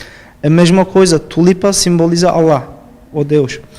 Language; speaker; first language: Portuguese; non-native, fluent; Turkish